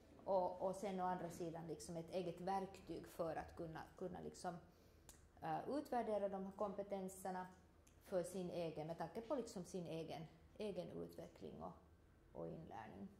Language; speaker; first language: Swedish; native; Swedish